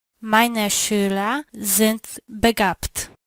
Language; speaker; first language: German; non-native, learner; Polish